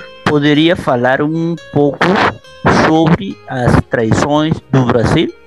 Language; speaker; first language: Portuguese; non-native, learner; Spanish